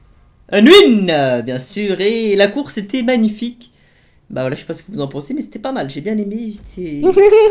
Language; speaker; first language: French; native; French